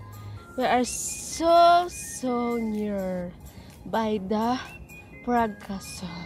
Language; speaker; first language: English; non-native, local second language; Filipino